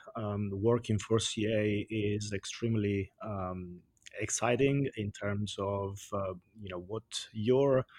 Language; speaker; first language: English; non-native, fluent; Italian